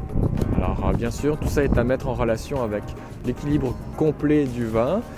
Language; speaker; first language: French; native; French